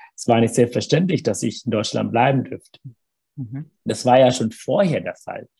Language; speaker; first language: German; early bilingual, other home language; Tamil